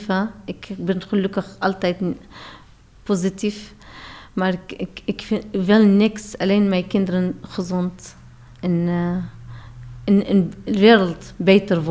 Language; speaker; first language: Dutch; non-native, learner; Arabic